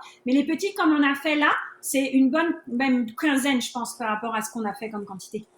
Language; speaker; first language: French; native; French